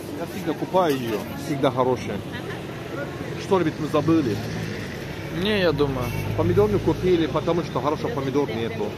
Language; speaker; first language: Russian; non-native, learner; Turkish